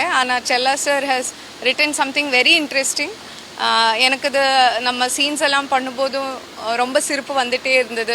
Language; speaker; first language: Tamil; non-native, fluent; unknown